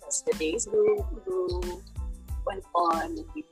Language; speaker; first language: English; non-native, local second language; Cebuano